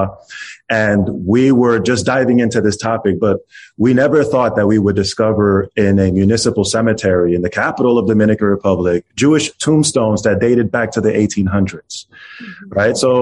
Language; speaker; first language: English; native; English